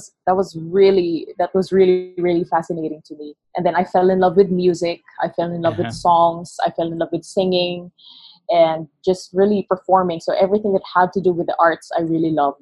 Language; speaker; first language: English; non-native, local second language; Hiligaynon